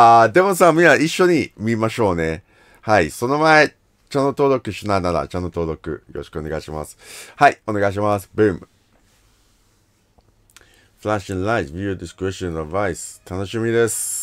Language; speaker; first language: Japanese; non-native, learner; English